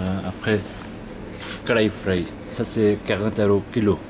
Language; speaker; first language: French; non-native, learner; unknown